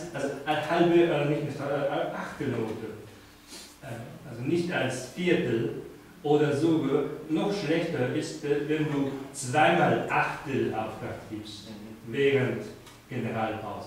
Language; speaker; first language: German; non-native, fluent; Japanese